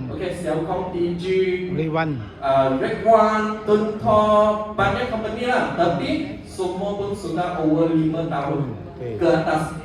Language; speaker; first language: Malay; non-native, local second language; Chinese